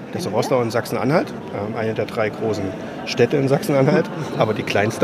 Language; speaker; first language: German; native; German